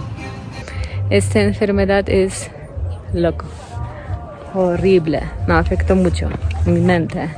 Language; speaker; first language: Spanish; non-native, fluent; Polish